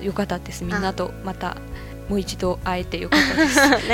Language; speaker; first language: Japanese; non-native, fluent; Chinese